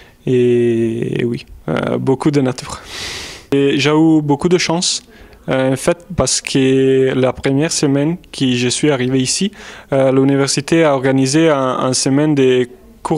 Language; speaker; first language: French; non-native, fluent; Italian